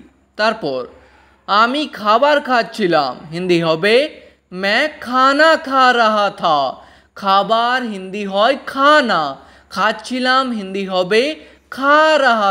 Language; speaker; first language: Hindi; non-native, fluent; Bangla